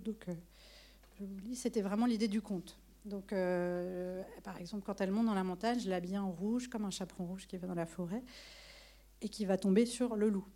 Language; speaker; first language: French; native; French